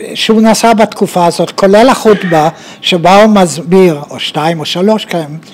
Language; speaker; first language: Hebrew; native; Hebrew